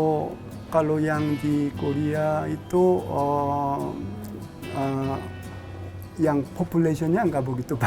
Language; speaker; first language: Indonesian; non-native, learner; Korean